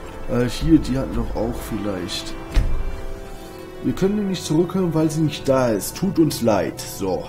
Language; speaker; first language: German; native; German